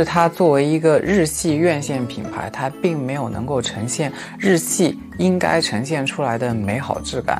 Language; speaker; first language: Chinese; native; Chinese